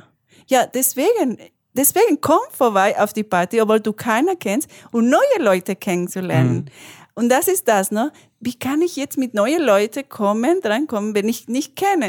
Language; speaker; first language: German; non-native, learner; Spanish